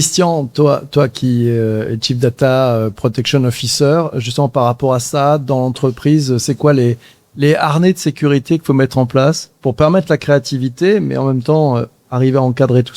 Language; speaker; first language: French; native; French